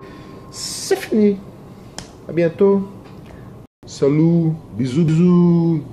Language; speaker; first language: French; non-native, learner; Portuguese